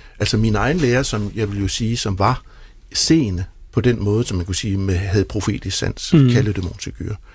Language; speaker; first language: Danish; native; Danish